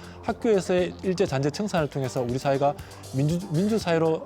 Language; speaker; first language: Korean; native; Korean